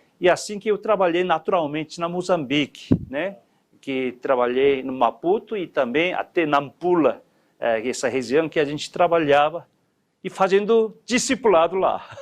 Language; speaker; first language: Portuguese; non-native, fluent; Korean